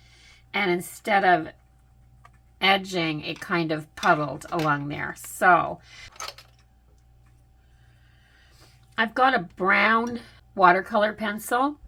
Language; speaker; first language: English; native; English